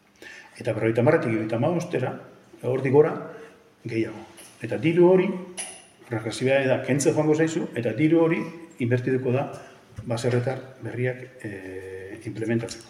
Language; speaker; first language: Basque; native; Basque